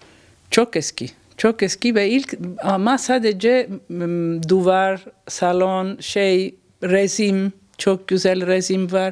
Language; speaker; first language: Turkish; non-native, learner; Italian